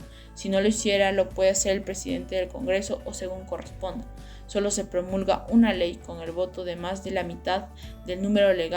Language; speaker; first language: Spanish; native; Spanish